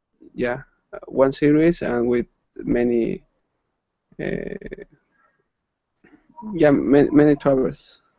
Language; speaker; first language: English; non-native, learner; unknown